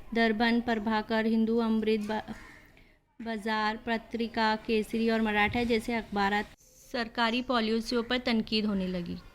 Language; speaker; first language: Urdu; native; Urdu